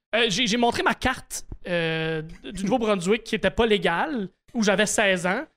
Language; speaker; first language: French; native; French